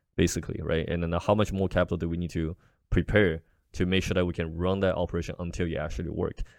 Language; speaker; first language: English; non-native, fluent; Chinese